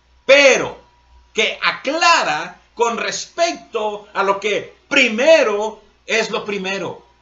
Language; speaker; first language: Spanish; native; Spanish